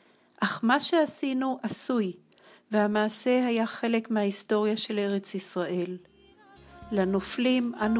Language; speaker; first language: Hebrew; native; Hebrew